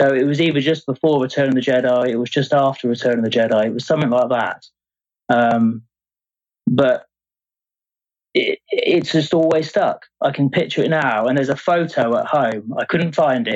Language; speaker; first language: English; native; English